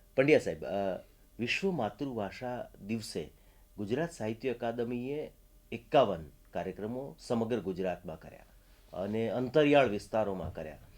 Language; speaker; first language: Gujarati; native; Gujarati